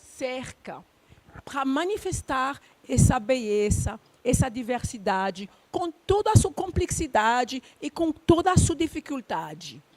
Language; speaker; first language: Portuguese; non-native, learner; Luba-Lulua